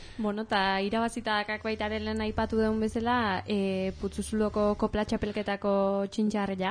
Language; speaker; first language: Basque; native; Basque